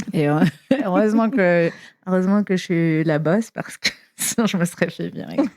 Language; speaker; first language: French; native; French